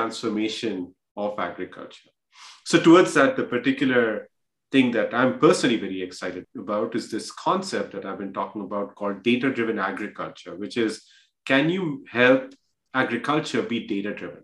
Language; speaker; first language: English; non-native, local second language; Hindi